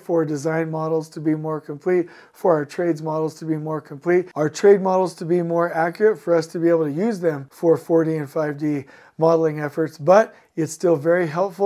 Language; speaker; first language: English; native; English